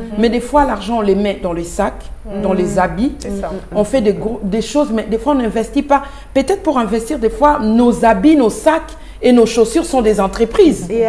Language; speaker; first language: French; non-native, local second language; Lingala